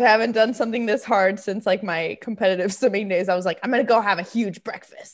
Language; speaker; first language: English; native; English